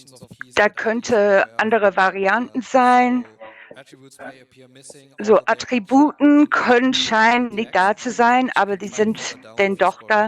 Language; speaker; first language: German; non-native, learner; English